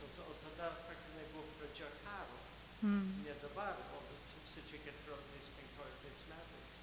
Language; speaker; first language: Lithuanian; early bilingual, heritage; Lithuanian